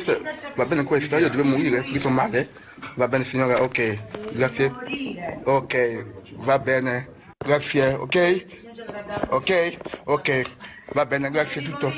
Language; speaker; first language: Italian; non-native, learner; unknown